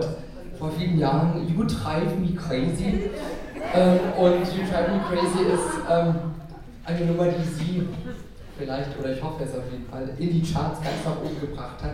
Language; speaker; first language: German; native; German